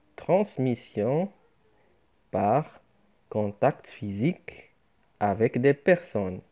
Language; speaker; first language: French; non-native, local second language; Arabic